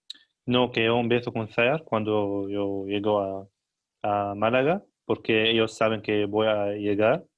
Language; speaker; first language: Spanish; non-native, learner; Arabic